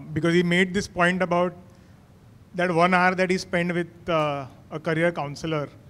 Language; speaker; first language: Hindi; native; Hindi